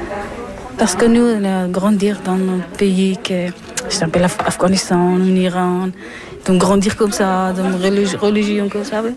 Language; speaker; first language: French; non-native, learner; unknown